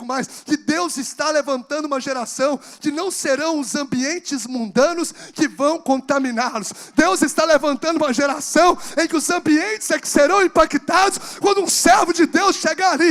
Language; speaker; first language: Portuguese; native; Portuguese